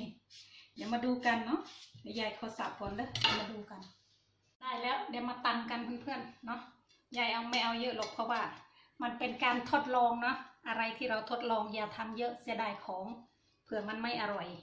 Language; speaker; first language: Thai; non-native, local second language; Northeastern Thai